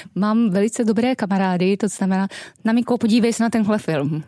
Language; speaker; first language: Czech; non-native, fluent; Japanese